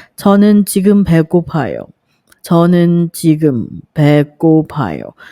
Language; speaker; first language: Korean; non-native, fluent; Thai